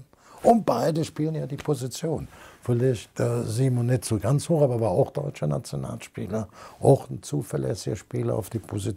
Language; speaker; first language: German; native; German